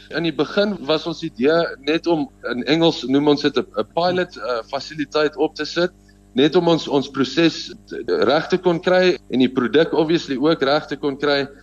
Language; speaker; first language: Afrikaans; native; Afrikaans